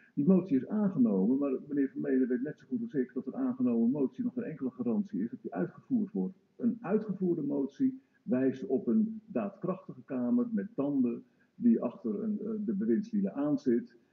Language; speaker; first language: Dutch; native; Dutch